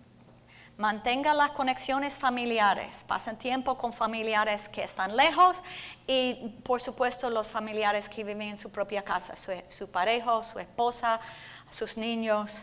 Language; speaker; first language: Spanish; non-native, fluent; English